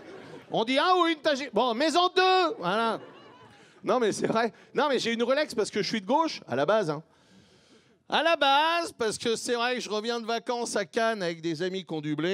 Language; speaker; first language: French; native; French